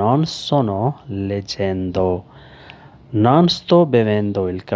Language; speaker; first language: Italian; non-native, learner; Urdu